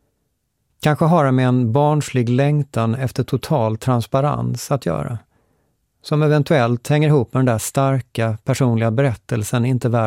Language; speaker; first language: Swedish; native; Swedish